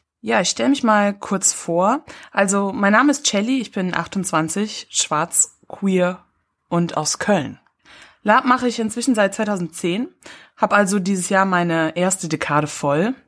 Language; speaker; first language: German; native; German